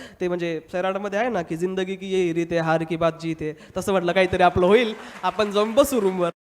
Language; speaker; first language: Marathi; non-native, local second language; Hindi